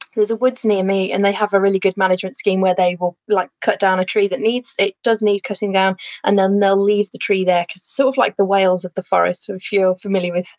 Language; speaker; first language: English; native; English